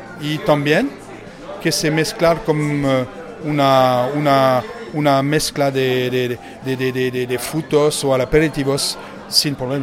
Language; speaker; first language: Spanish; non-native, learner; French